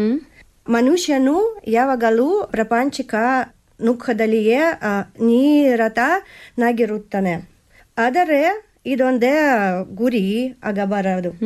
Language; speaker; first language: Kannada; non-native, learner; Russian